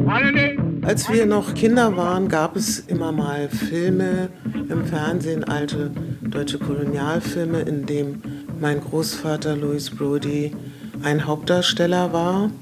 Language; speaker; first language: German; native; German